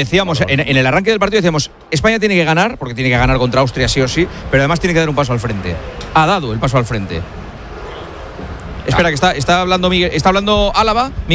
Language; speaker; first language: Spanish; native; Spanish